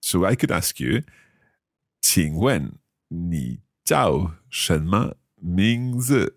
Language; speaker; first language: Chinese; non-native, learner; English